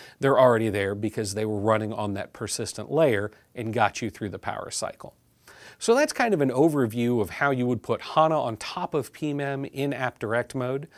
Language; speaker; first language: English; native; English